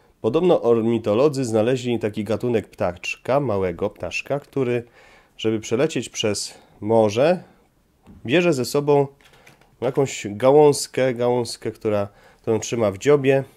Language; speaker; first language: Polish; native; Polish